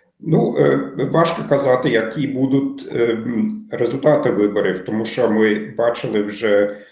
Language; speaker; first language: Ukrainian; non-native, fluent; German